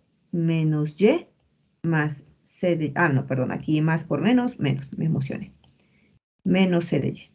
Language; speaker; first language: Spanish; native; Spanish